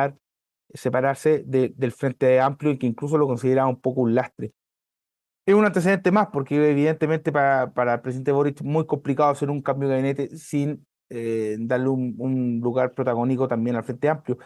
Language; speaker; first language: Spanish; native; Spanish